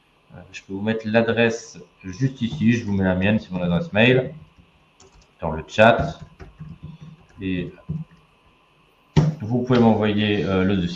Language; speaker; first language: French; native; French